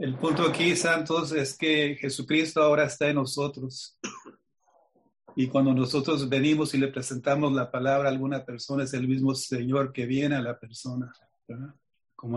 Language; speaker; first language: Spanish; native; Spanish